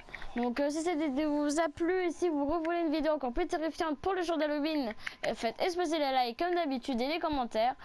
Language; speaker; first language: French; native; French